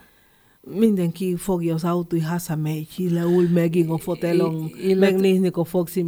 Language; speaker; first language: Hungarian; non-native, fluent; Spanish